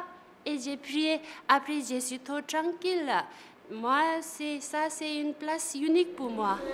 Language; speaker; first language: French; non-native, learner; Tibetan